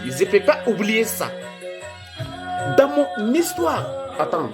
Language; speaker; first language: French; non-native, local second language; Bambara